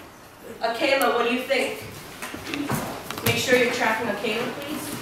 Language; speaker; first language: English; native; English